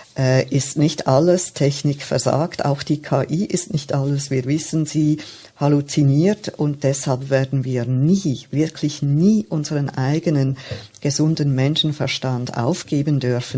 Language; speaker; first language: German; native; German